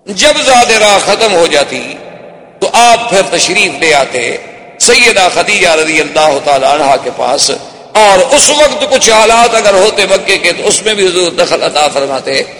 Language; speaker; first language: Urdu; native; Urdu